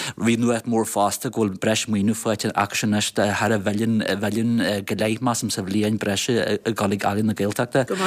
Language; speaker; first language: Irish; native; Irish